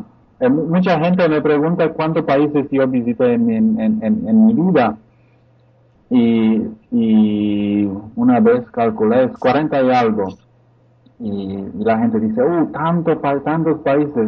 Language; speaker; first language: Spanish; non-native, fluent; Polish